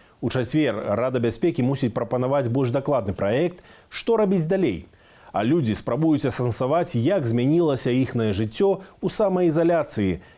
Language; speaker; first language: Belarusian; native; Belarusian